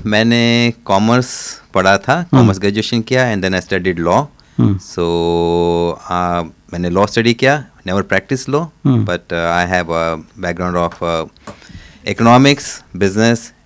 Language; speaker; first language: Hindi; non-native, local second language; Punjabi